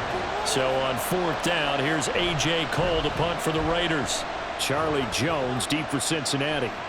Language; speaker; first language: English; native; English